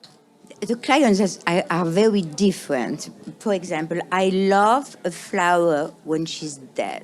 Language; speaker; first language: English; non-native, fluent; French